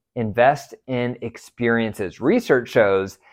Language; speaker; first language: English; native; English